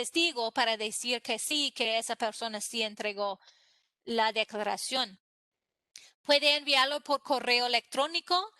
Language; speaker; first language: Spanish; non-native, fluent; English